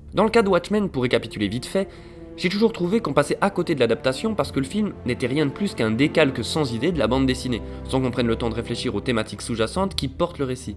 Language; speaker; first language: French; native; French